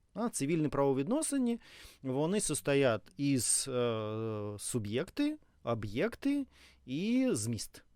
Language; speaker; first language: Ukrainian; non-native, local second language; Russian